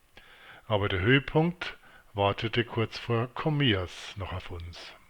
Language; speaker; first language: German; native; German